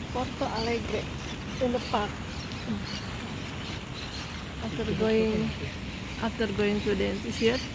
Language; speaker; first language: English; non-native, learner; Indonesian